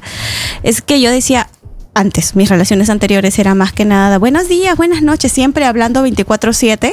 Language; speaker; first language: Spanish; native; Spanish